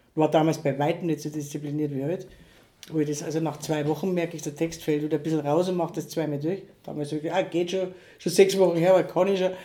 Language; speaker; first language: German; native; German